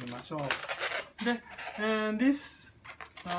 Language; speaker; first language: English; non-native, learner; Japanese